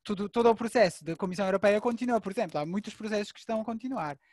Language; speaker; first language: Portuguese; non-native, fluent; Turkish